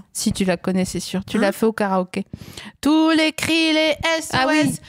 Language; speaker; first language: French; native; French